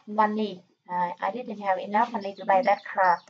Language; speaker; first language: English; non-native, fluent; Vietnamese